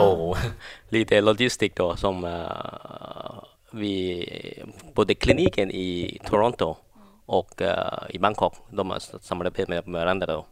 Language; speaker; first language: Swedish; non-native, learner; Thai